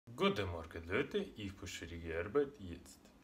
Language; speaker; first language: German; non-native, learner; Russian